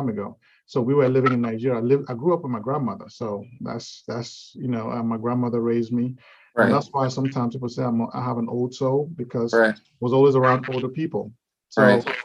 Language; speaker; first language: English; non-native, local second language; Igbo